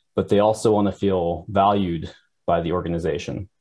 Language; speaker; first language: English; native; English